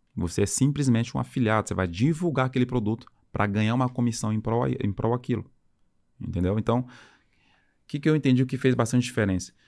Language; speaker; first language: Portuguese; non-native, fluent; French